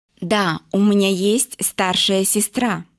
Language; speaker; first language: Russian; non-native, local second language; Uzbek